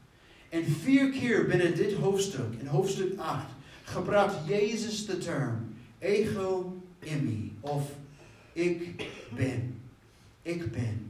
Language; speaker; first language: Dutch; non-native, fluent; English